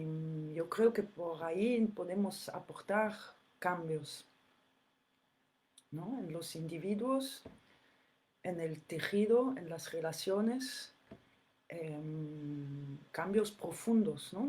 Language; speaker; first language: Spanish; non-native, fluent; French